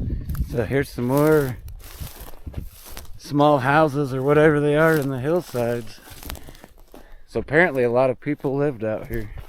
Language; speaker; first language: English; native; English